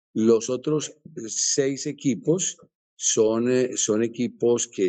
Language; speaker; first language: Spanish; native; Spanish